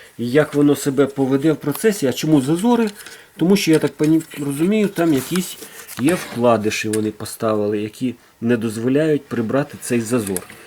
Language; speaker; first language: Ukrainian; non-native, local second language; Russian